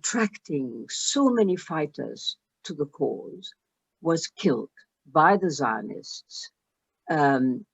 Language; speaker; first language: English; early bilingual, other home language; Arabic